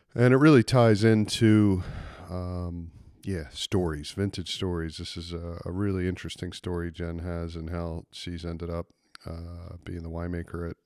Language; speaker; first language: English; native; English